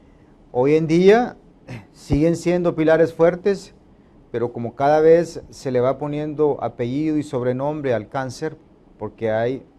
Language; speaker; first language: Spanish; native; Spanish